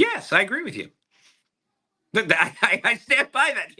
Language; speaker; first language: English; native; English